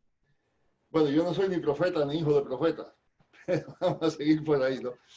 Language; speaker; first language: Spanish; native; Spanish